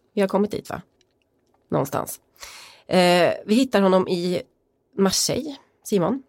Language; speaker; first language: Swedish; native; Swedish